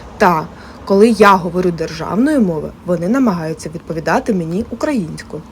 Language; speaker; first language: Ukrainian; native; Ukrainian